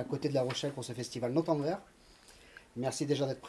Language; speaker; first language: French; native; French